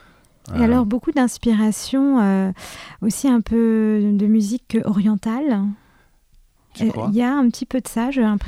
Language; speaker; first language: French; native; French